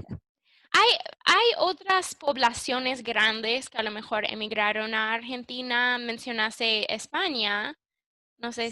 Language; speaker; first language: Spanish; early bilingual, heritage; English